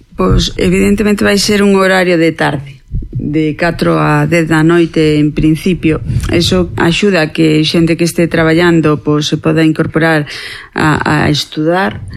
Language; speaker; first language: Galician; native; Galician